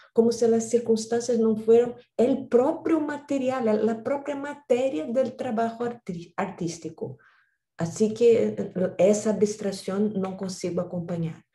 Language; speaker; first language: Portuguese; non-native, learner; Spanish